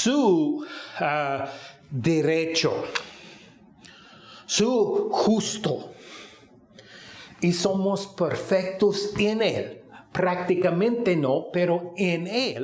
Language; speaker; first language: Spanish; non-native, fluent; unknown